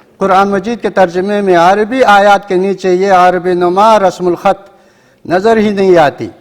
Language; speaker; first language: Urdu; non-native, local second language; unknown